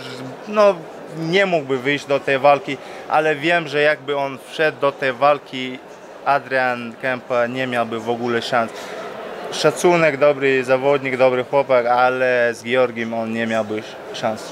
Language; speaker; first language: Polish; non-native, fluent; Chechen